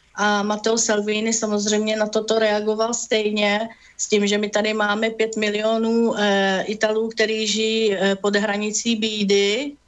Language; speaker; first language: Czech; native; Czech